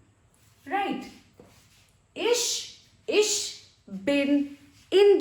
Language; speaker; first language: German; non-native, fluent; Hindi